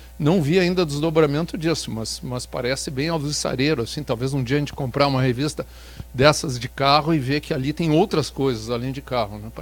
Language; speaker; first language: Portuguese; native; Portuguese